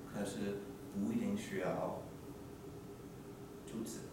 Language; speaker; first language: Chinese; non-native, fluent; English